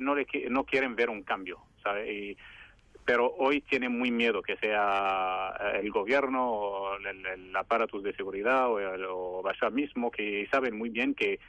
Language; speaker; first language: Spanish; non-native, fluent; Arabic